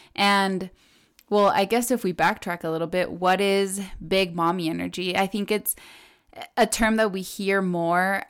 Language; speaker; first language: English; early bilingual, other home language; Spanish